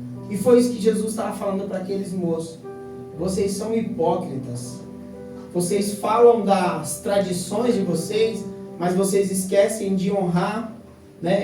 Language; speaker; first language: Portuguese; native; Portuguese